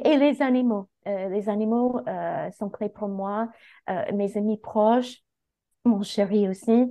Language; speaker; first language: French; non-native, fluent; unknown